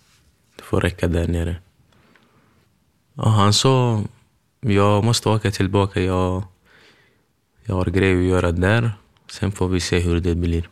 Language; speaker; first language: Swedish; early bilingual, other home language; Kurdish